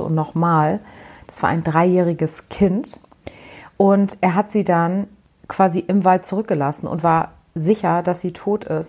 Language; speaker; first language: German; native; German